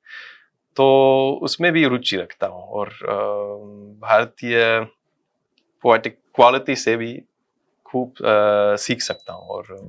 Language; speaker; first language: Hindi; non-native, fluent; Dutch